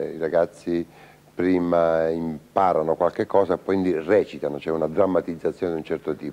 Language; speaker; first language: Italian; native; Italian